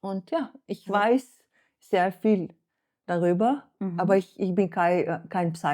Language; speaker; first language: German; non-native, fluent; Slovenian